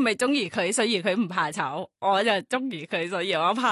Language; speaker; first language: Cantonese; non-native, learner; Thai